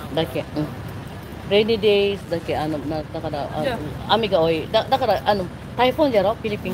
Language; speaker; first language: Japanese; non-native, fluent; Filipino